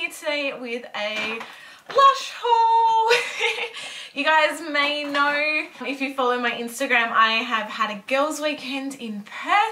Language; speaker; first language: English; native; English